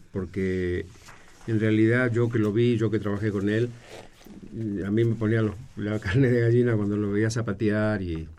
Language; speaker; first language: Spanish; native; Spanish